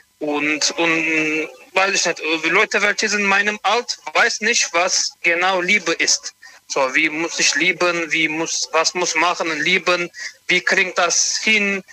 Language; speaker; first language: German; non-native, learner; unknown